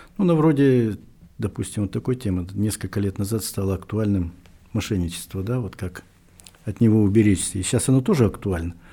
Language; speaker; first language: Russian; native; Russian